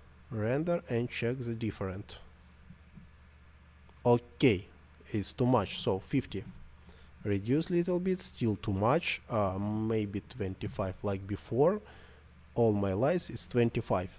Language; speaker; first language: English; non-native, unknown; Russian